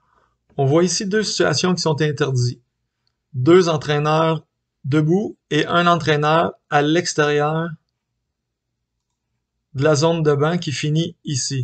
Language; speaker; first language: French; native; French